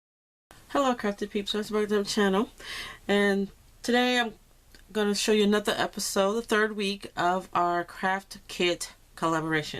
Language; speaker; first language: English; native; English